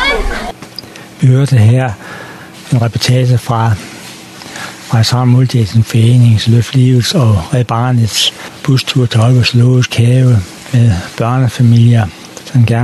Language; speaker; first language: Danish; native; Danish